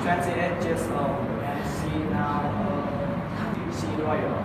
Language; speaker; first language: English; non-native, learner; Vietnamese